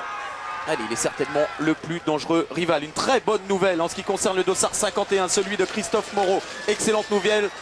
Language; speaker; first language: French; native; French